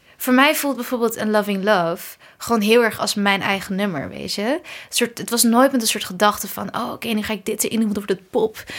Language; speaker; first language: Dutch; early bilingual, other home language; Kurdish